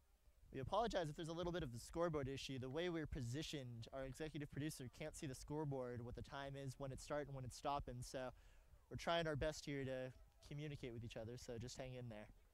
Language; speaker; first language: English; native; English